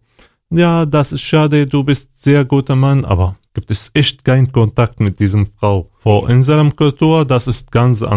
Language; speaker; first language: German; non-native, learner; Arabic